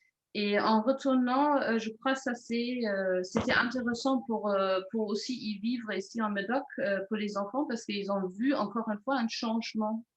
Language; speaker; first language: French; non-native, fluent; German